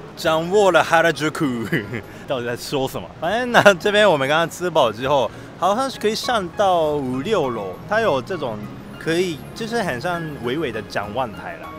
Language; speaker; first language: Chinese; non-native, fluent; Japanese